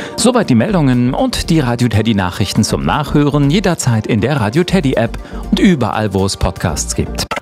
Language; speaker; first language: German; native; German